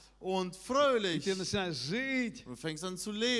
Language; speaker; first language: German; non-native, fluent; Russian